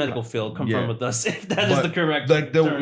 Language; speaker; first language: English; native; English